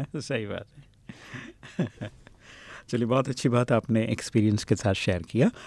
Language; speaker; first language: Hindi; native; Hindi